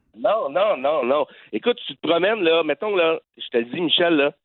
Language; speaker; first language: French; native; French